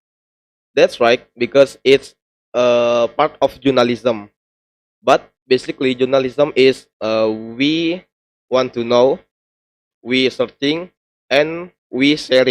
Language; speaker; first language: English; non-native, learner; Indonesian